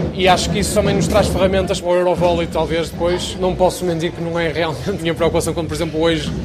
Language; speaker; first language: Portuguese; native; Portuguese